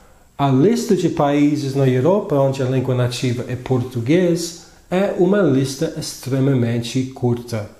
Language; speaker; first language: Portuguese; non-native, fluent; English